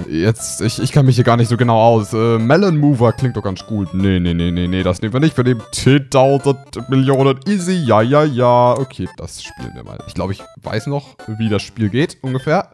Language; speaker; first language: German; native; German